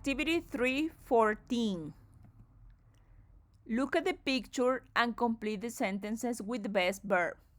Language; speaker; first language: English; non-native, fluent; Spanish